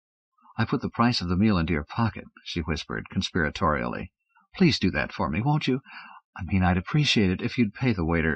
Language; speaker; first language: English; native; English